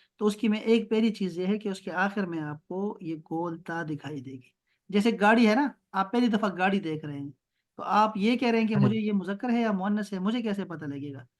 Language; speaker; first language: Urdu; non-native, local second language; Pashto